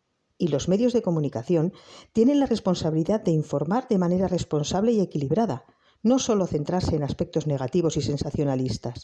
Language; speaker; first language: Spanish; native; Spanish